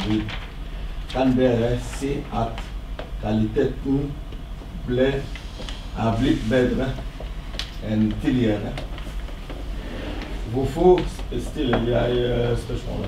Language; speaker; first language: Norwegian; non-native, learner; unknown